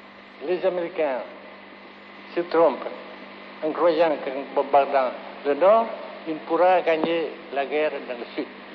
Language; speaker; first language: French; non-native, fluent; Vietnamese